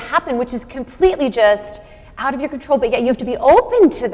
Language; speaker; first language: English; native; English